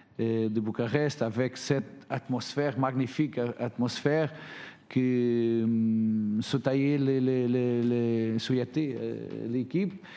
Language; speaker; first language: French; non-native, fluent; Portuguese